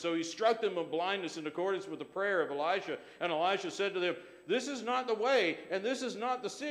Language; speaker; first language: English; native; English